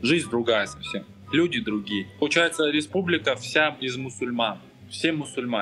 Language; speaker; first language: Russian; non-native, local second language; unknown